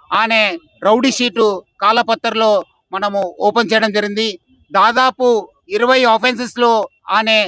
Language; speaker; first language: Telugu; non-native, fluent; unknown